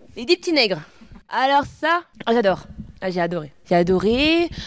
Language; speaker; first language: French; native; French